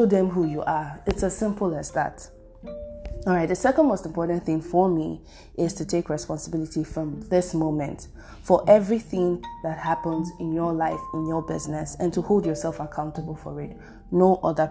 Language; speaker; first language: English; non-native, local second language; Igbo